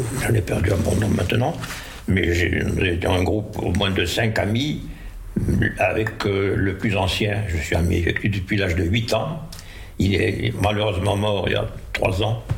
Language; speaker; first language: French; native; French